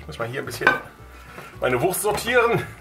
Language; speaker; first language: German; native; German